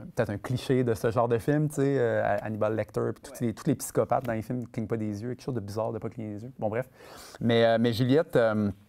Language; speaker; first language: French; native; French